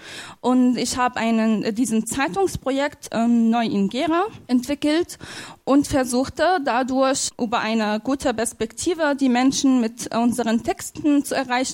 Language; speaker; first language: German; non-native, fluent; Arabic